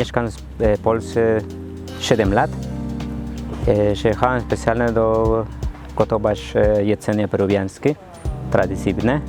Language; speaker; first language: Polish; non-native, learner; Spanish